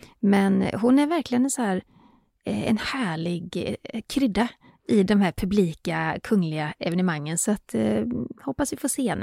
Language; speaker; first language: Swedish; native; Swedish